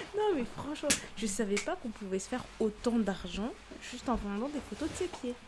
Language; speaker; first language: French; early bilingual, other home language; Lingala